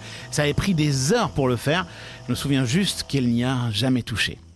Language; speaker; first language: French; native; French